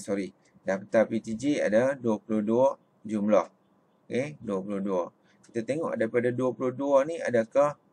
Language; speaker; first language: Malay; native; Malay